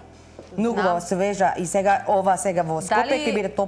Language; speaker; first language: Macedonian; non-native, learner; Filipino